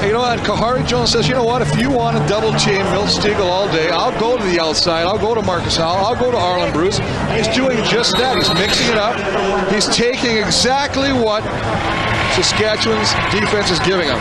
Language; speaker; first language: English; native; English